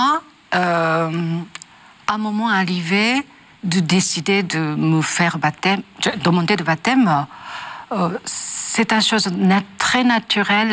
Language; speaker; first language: French; non-native, learner; Japanese